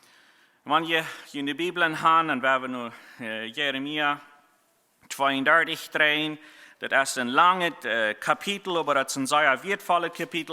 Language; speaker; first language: German; non-native, learner; Plautdietsch